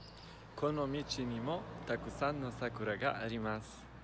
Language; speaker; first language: Japanese; non-native, learner; Italian